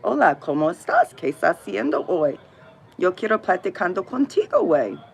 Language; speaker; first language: Spanish; non-native, learner; English